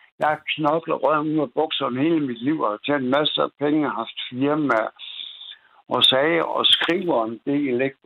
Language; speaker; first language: Danish; native; Danish